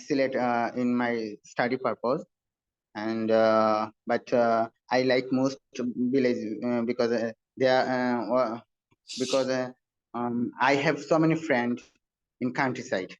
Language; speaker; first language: English; non-native, learner; Bangla